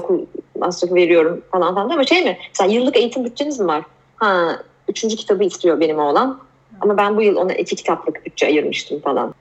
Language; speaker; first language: Turkish; native; Turkish